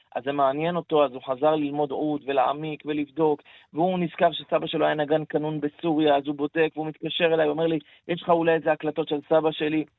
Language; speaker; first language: Hebrew; early bilingual, other home language; Arabic